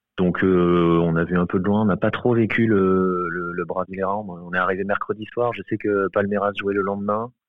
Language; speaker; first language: French; native; French